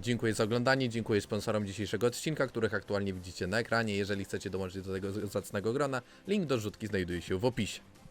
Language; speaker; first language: Polish; native; Polish